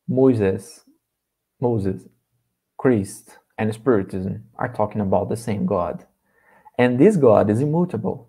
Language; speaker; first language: English; non-native, learner; Portuguese